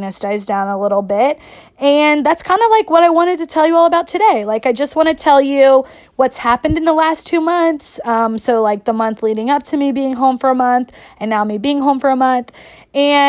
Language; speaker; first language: English; native; English